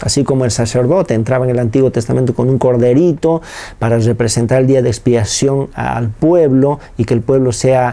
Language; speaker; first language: Spanish; native; Spanish